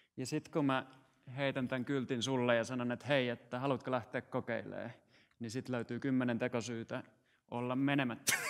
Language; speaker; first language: Finnish; native; Finnish